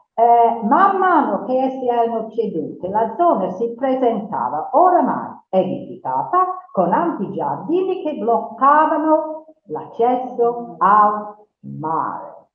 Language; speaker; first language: Italian; non-native, fluent; English